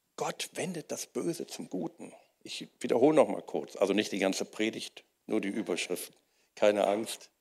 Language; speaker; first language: German; native; German